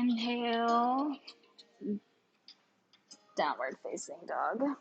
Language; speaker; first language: English; native; English